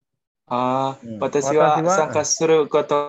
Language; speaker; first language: Japanese; non-native, learner; Indonesian